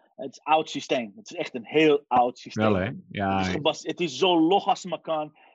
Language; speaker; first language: Dutch; early bilingual, other home language; Persian